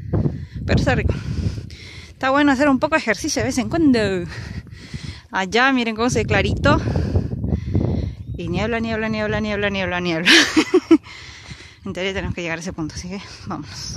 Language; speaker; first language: Spanish; native; Spanish